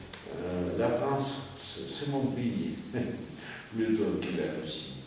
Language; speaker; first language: French; non-native, fluent; Russian